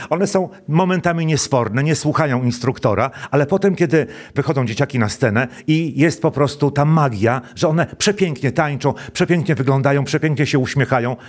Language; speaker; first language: Polish; native; Polish